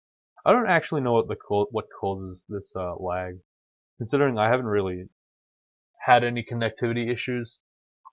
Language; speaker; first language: English; native; English